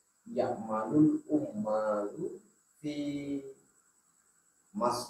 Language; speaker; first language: Arabic; non-native, learner; Indonesian